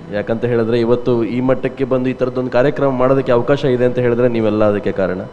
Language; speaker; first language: Kannada; native; Kannada